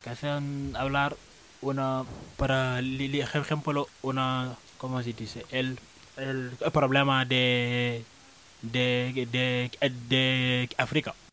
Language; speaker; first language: Spanish; non-native, learner; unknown